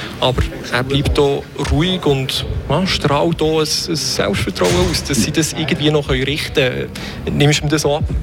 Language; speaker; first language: German; native; German